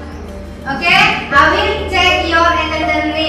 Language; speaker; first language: English; non-native, learner; Indonesian